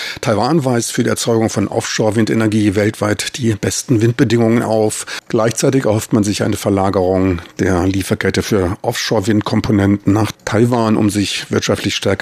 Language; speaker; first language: German; native; German